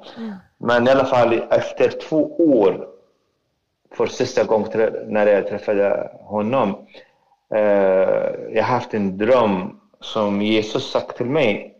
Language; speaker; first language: Swedish; non-native, fluent; Arabic